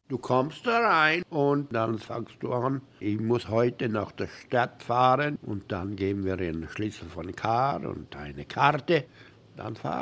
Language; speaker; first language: German; early bilingual, heritage; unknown